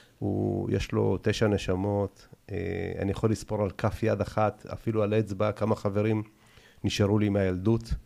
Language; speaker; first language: Hebrew; early bilingual, other home language; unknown